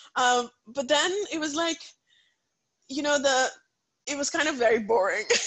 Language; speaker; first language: English; non-native, local second language; Punjabi